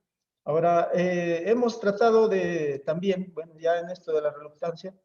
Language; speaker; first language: Spanish; native; Spanish